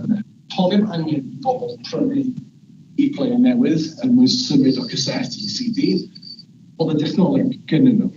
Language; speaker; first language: Welsh; native; Welsh